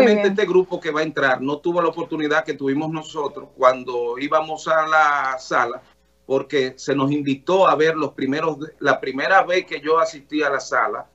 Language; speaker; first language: Spanish; native; Spanish